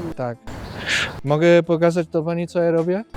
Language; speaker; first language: Polish; non-native, learner; Spanish